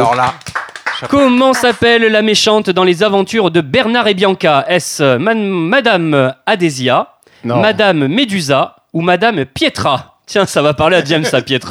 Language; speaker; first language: French; native; French